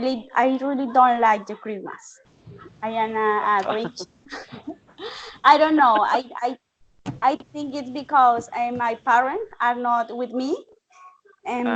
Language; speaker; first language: English; non-native, learner; Spanish